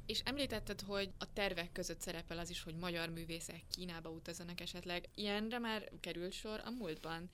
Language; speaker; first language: Hungarian; native; Hungarian